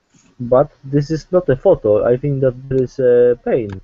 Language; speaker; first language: English; non-native, learner; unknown